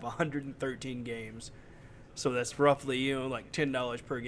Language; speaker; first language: English; native; English